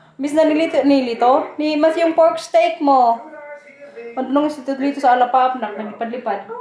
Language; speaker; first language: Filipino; non-native, local second language; Waray